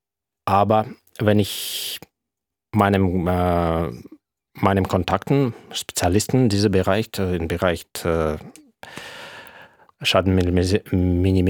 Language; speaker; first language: German; non-native, fluent; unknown